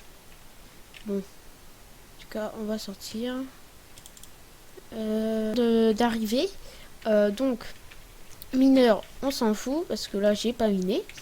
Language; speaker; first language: French; native; French